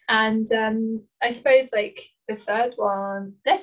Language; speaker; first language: English; native; English